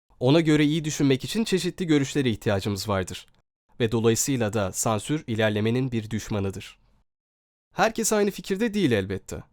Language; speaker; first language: Turkish; native; Turkish